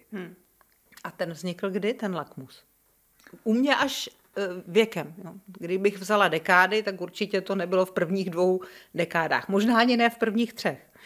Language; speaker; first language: Czech; native; Czech